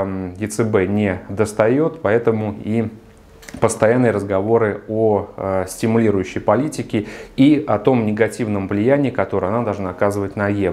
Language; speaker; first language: Russian; native; Russian